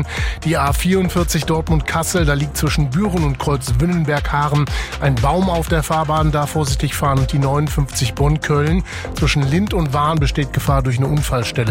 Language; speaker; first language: German; native; German